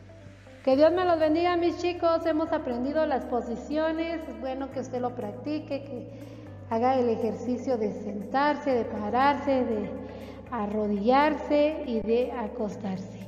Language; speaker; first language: Spanish; non-native, local second language; Kaqchikel